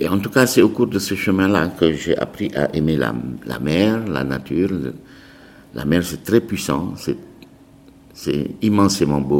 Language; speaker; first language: French; non-native, local second language; Arabic